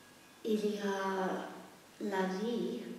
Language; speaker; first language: French; non-native, fluent; English